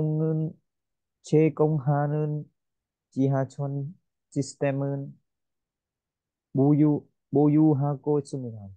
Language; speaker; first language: Korean; non-native, learner; Vietnamese